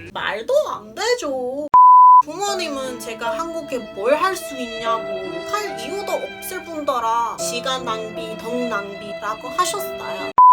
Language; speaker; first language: Korean; non-native, fluent; English